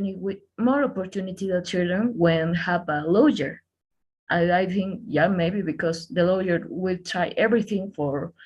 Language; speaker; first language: English; non-native, learner; Spanish